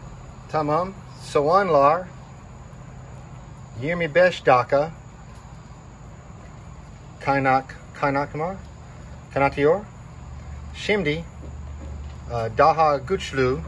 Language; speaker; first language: Turkish; non-native, learner; English